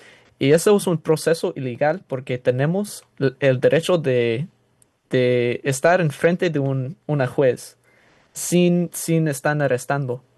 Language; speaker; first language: Spanish; non-native, learner; English